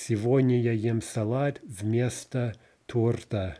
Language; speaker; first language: Russian; non-native, fluent; English